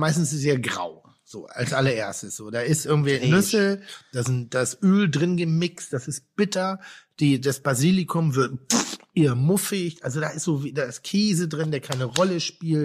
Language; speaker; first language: German; native; German